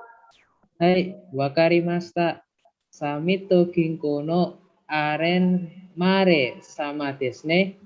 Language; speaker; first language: Japanese; non-native, learner; Indonesian